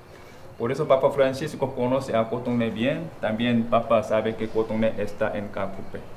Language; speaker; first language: Spanish; non-native, fluent; Korean